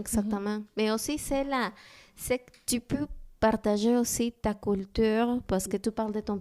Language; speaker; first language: French; non-native, learner; Spanish